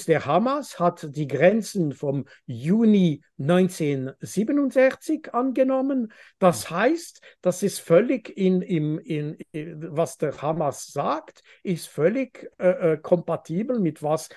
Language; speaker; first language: German; non-native, fluent; French